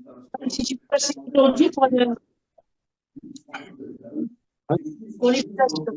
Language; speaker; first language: French; non-native, local second language; Arabic